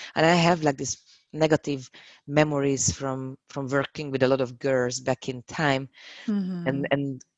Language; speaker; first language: English; non-native, fluent; Hungarian